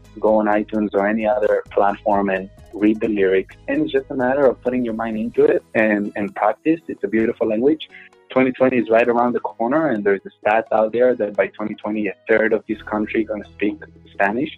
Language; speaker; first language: English; non-native, fluent; Hebrew